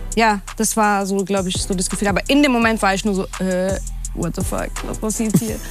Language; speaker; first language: German; early bilingual, other home language; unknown